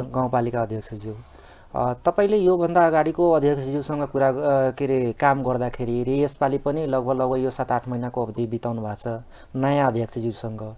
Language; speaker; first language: Nepali; non-native, local second language; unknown